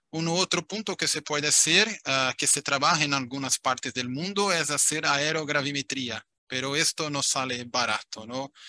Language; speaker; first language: Spanish; non-native, fluent; Portuguese